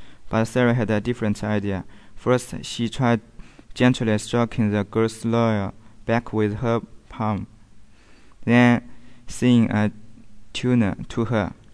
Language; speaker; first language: English; non-native, learner; Chinese